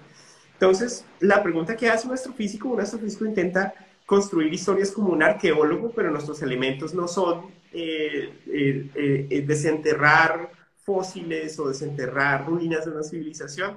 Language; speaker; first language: Spanish; native; Spanish